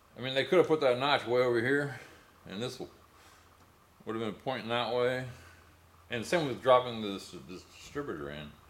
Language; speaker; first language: English; native; English